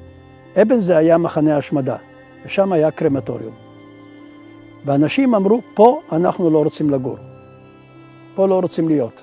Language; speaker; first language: Hebrew; early bilingual, other home language; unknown